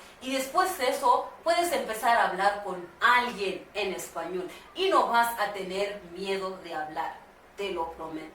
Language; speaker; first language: Spanish; non-native, learner; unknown